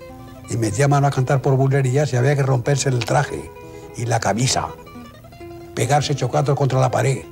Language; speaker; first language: Spanish; native; Spanish